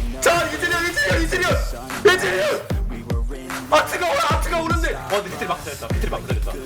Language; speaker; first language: Korean; native; Korean